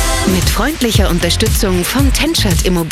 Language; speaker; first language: German; native; German